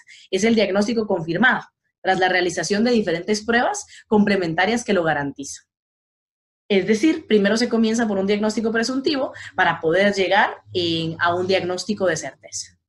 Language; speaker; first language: Spanish; native; Spanish